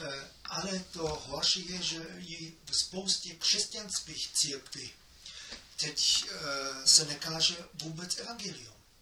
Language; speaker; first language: Czech; non-native, fluent; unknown